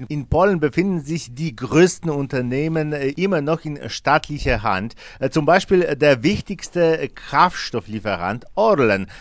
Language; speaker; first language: German; non-native, fluent; Polish